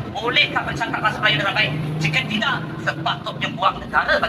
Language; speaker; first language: Malay; native; Malay